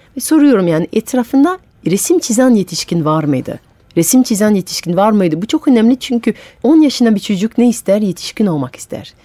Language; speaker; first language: Turkish; non-native, fluent; French